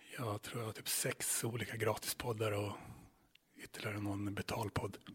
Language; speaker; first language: Swedish; native; Swedish